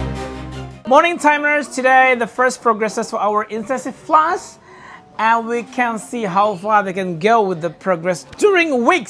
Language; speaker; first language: English; non-native, fluent; Indonesian